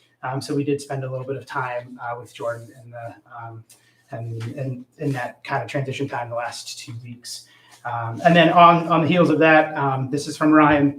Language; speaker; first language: English; native; English